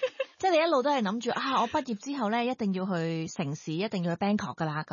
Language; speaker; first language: Cantonese; native; Cantonese